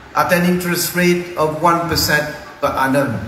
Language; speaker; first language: English; non-native, local second language; Morisyen